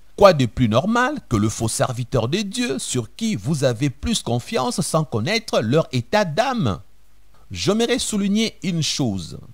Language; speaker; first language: French; non-native, local second language; Lingala